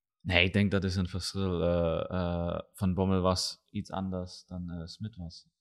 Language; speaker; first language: Dutch; non-native, learner; German